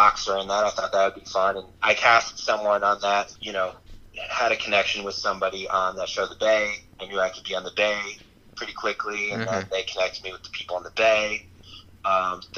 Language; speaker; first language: English; native; English